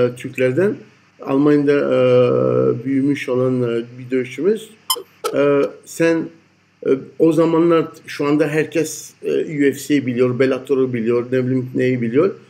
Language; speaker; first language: Turkish; early bilingual, heritage; Turkish